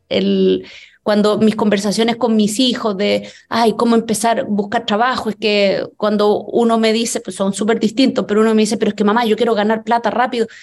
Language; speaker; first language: Spanish; native; Spanish